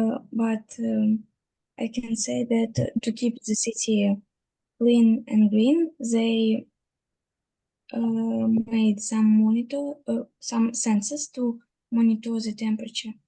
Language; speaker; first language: English; non-native, learner; Russian